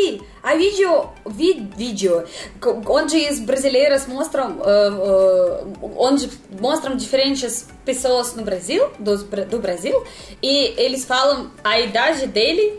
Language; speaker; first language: Portuguese; non-native, learner; Russian